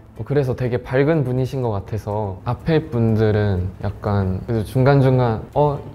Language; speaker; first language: Korean; native; Korean